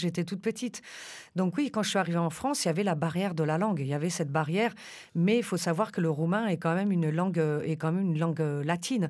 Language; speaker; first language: French; early bilingual, other home language; Romanian